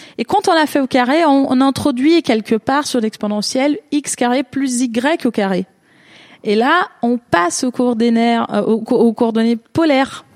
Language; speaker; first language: French; non-native, fluent; Portuguese